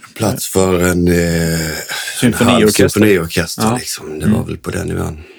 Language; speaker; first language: Swedish; native; Swedish